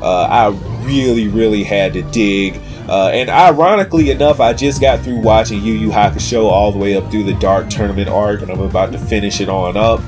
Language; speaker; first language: English; native; English